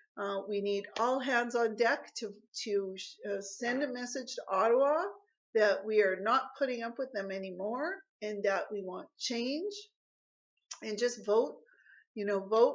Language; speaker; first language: English; native; English